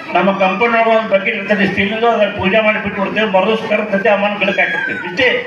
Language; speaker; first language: Kannada; native; Kannada